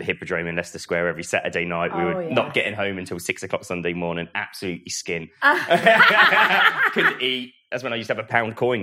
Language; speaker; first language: English; native; English